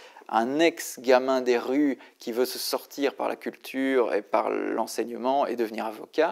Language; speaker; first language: French; native; French